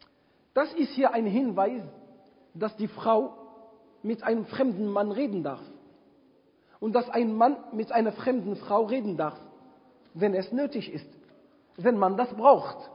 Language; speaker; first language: German; non-native, fluent; Arabic